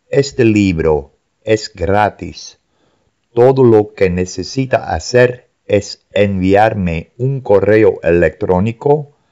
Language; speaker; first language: Spanish; non-native, fluent; Dutch